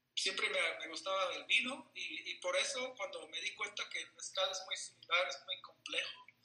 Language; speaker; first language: Spanish; non-native, fluent; English